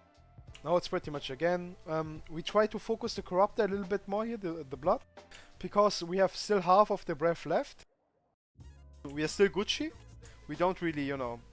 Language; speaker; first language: English; non-native, fluent; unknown